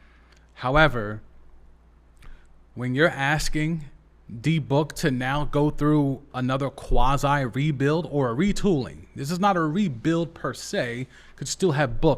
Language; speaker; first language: English; native; English